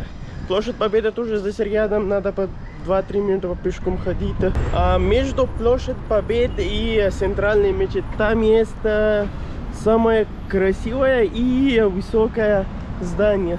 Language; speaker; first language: Russian; non-native, learner; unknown